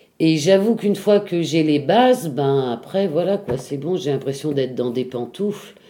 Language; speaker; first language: French; native; French